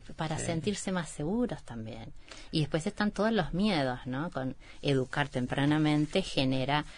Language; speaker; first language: Spanish; native; Spanish